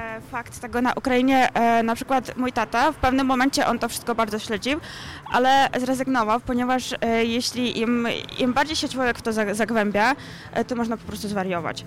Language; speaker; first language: Polish; non-native, fluent; Ukrainian